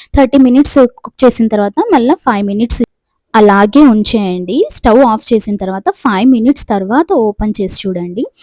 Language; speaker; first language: Telugu; non-native, local second language; Urdu